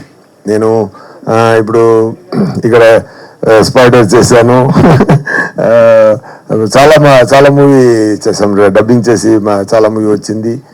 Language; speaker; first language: Telugu; non-native, fluent; Tamil